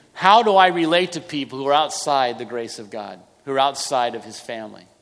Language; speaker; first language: English; native; English